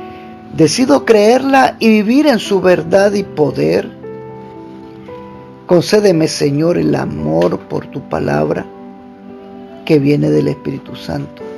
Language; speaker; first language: Spanish; native; Spanish